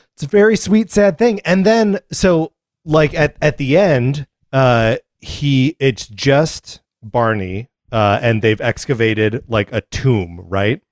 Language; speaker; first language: English; native; English